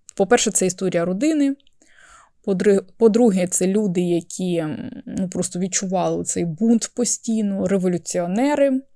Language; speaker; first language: Ukrainian; native; Ukrainian